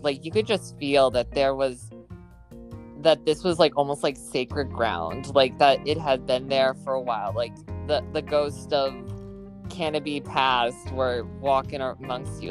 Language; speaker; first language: English; native; English